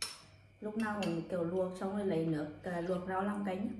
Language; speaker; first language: Vietnamese; native; Vietnamese